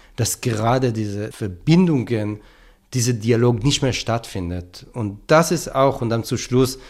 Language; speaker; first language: German; non-native, fluent; Hebrew